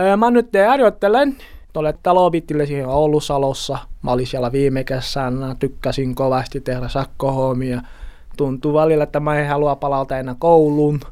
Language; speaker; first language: Finnish; non-native, learner; Portuguese